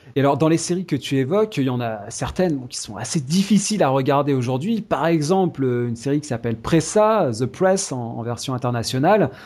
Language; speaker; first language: French; native; French